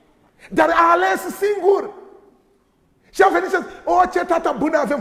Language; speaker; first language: Romanian; non-native, learner; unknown